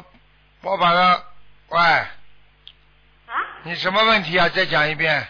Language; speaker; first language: Chinese; native; Chinese